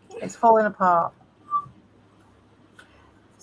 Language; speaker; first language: English; native; English